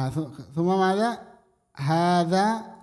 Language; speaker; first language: Arabic; non-native, fluent; Indonesian